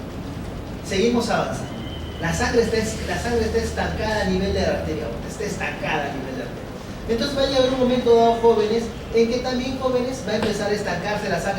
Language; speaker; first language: Spanish; native; Spanish